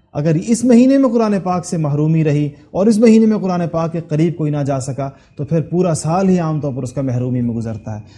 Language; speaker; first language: Urdu; non-native, local second language; Pashto